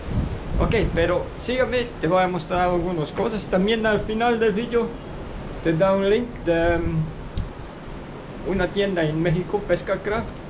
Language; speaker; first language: Spanish; non-native, fluent; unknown